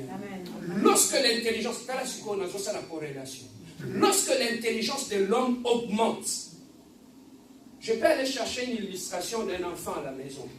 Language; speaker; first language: French; non-native, local second language; Lingala